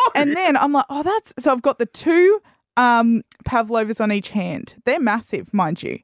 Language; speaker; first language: English; native; English